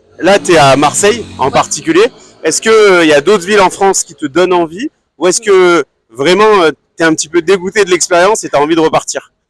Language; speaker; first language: French; native; French